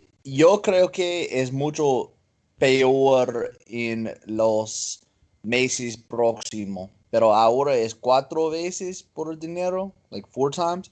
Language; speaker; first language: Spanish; non-native, learner; English